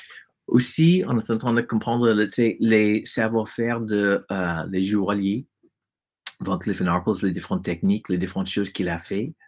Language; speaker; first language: French; non-native, fluent; English